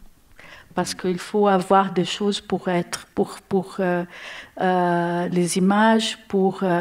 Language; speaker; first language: French; non-native, learner; Portuguese